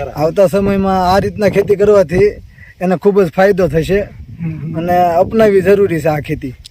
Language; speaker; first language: Gujarati; native; Gujarati